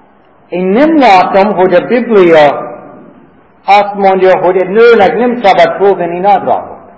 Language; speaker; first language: Hungarian; non-native, fluent; English